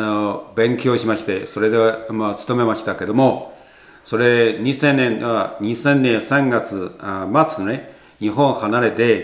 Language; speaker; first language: Japanese; non-native, learner; Chinese